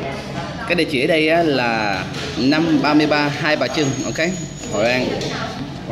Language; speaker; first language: Vietnamese; early bilingual, heritage; Vietnamese